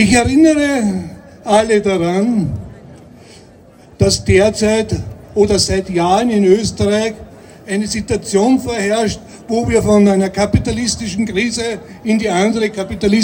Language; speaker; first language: German; native; German